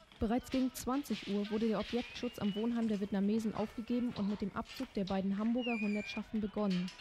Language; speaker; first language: German; native; German